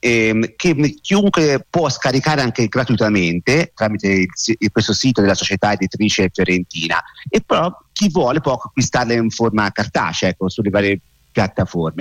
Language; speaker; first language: Italian; native; Italian